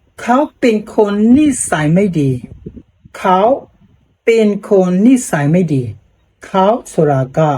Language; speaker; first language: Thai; non-native, fluent; Burmese